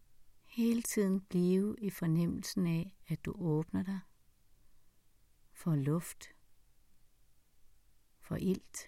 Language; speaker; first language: Danish; native; Danish